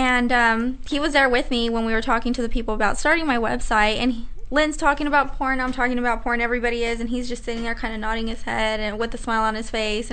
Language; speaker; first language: English; native; English